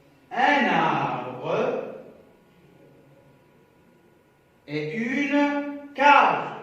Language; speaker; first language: French; non-native, local second language; Arabic